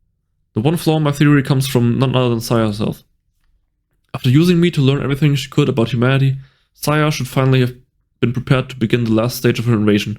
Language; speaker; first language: English; native; English